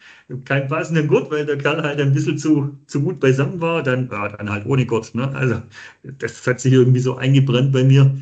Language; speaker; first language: German; native; German